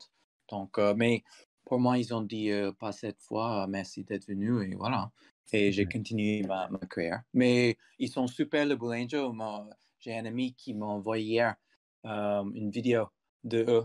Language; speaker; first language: French; non-native, fluent; English